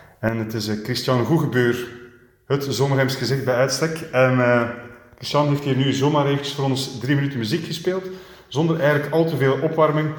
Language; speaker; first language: Dutch; native; Dutch